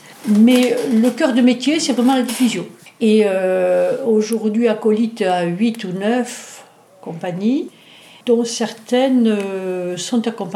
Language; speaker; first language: French; native; French